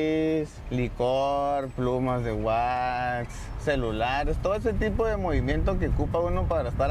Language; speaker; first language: Spanish; native; Spanish